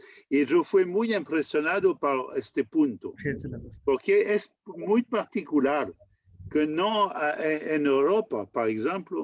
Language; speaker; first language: Spanish; non-native, learner; French